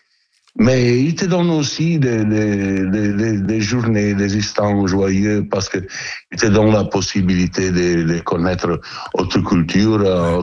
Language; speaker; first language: French; non-native, learner; Italian